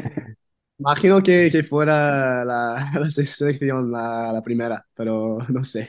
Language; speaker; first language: Spanish; non-native, fluent; English